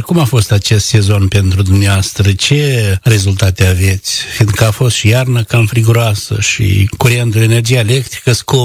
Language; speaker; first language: Romanian; native; Romanian